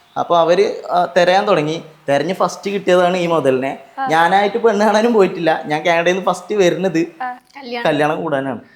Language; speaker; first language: Malayalam; native; Malayalam